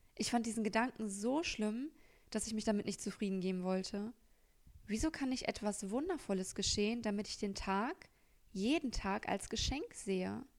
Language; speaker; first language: German; native; German